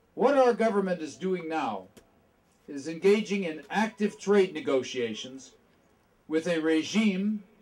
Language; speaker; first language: English; native; English